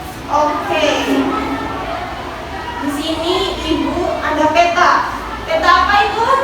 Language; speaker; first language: Indonesian; native; Indonesian